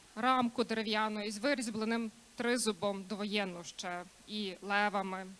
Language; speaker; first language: Ukrainian; native; Ukrainian